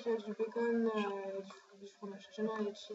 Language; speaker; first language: French; native; French